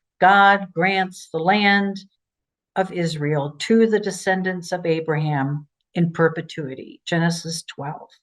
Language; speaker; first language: English; native; English